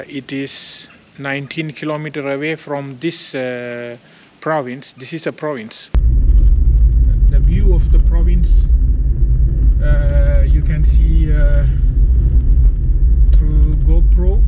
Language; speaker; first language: English; non-native, fluent; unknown